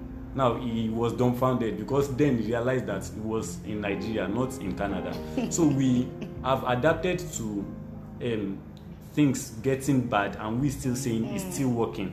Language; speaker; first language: English; non-native, local second language; Yoruba